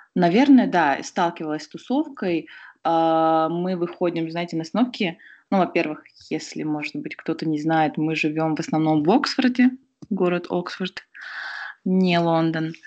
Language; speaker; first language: Russian; native; Russian